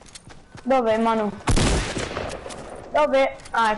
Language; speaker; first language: Italian; native; Italian